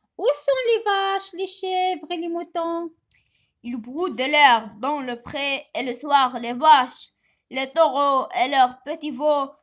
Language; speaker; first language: French; non-native, local second language; Arabic